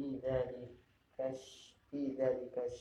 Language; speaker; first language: Arabic; non-native, learner; Indonesian